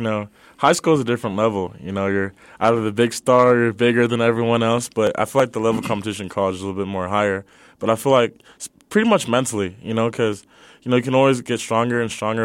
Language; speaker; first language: English; native; English